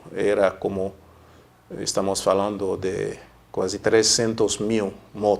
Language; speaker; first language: Portuguese; non-native, fluent; Haitian Creole